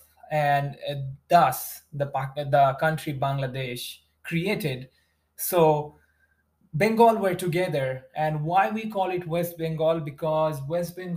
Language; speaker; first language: English; non-native, local second language; Bangla